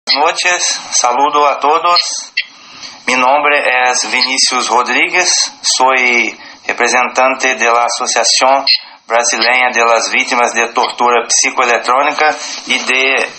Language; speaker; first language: Spanish; non-native, learner; Portuguese